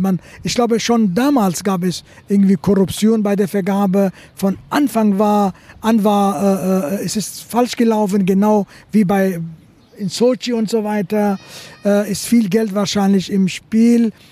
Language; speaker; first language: German; non-native, fluent; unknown